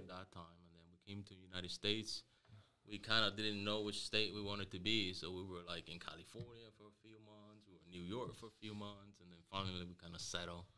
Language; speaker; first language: English; early bilingual, other home language; Spanish